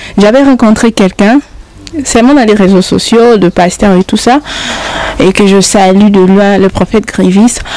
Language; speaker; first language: French; non-native, local second language; Lingala